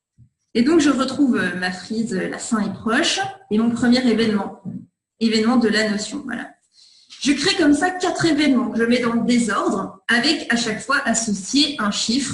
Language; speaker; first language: French; native; French